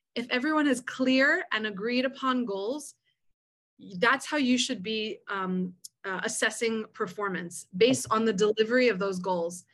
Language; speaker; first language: English; early bilingual, other home language; Spanish